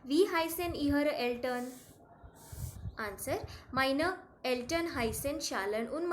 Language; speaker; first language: German; non-native, fluent; Marathi